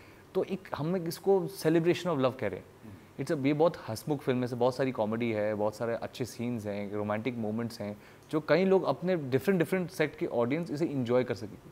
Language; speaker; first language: Hindi; native; Hindi